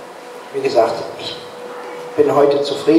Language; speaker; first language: German; native; German